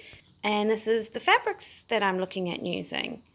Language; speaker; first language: English; native; English